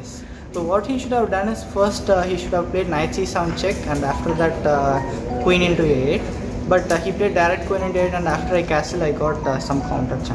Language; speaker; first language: English; non-native, local second language; Tamil